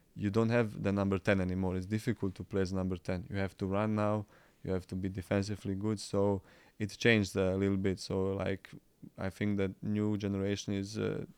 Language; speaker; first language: English; non-native, fluent; Croatian